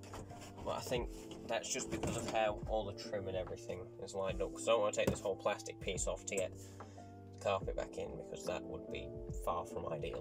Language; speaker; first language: English; native; English